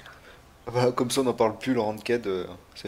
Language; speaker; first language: French; native; French